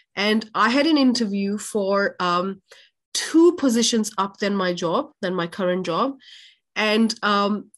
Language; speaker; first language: English; non-native, local second language; Urdu